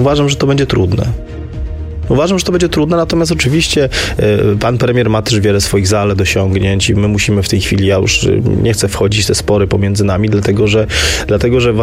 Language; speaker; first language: Polish; native; Polish